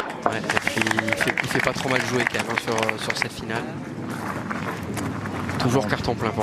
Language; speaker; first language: French; native; French